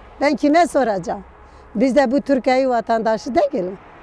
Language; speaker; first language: Turkish; non-native, local second language; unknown